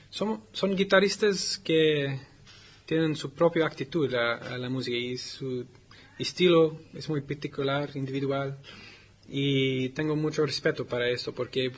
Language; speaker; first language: Spanish; non-native, learner; English